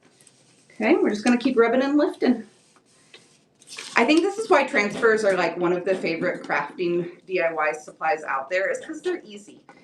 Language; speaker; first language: English; native; English